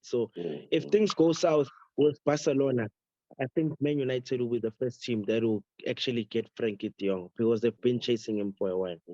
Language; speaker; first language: English; non-native, local second language; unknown